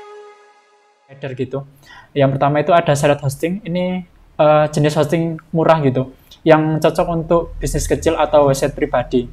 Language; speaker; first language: Indonesian; native; Indonesian